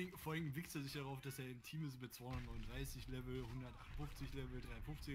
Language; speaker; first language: German; native; German